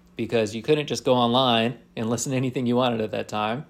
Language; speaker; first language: English; native; English